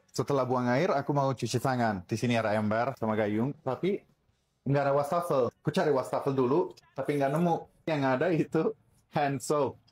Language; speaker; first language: Indonesian; non-native, fluent; Swedish